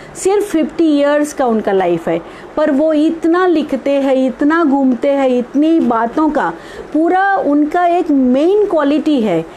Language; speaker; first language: Hindi; non-native, local second language; Gujarati